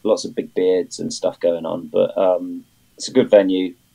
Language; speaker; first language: English; native; English